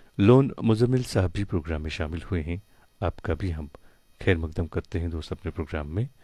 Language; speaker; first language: Hindi; non-native, local second language; Kashmiri